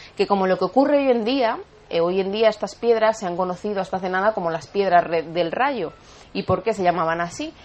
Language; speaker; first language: Spanish; native; Spanish